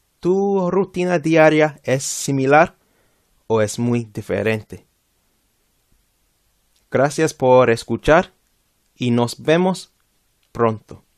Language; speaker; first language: Spanish; non-native, fluent; English